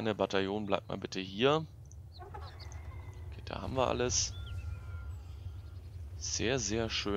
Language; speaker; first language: German; native; German